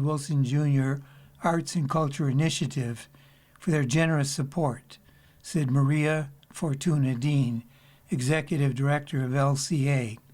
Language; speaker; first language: English; native; English